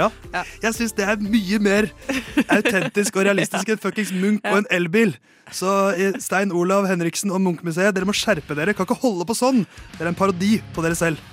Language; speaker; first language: Norwegian; native; Norwegian